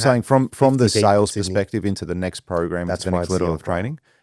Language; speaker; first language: English; native; English